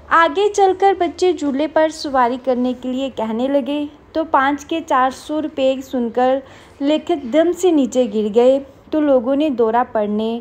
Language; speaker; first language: Hindi; non-native, local second language; Punjabi